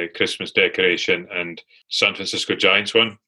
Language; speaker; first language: English; native; English